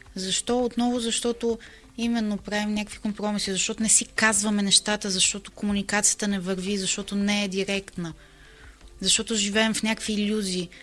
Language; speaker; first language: Bulgarian; early bilingual, heritage; Bulgarian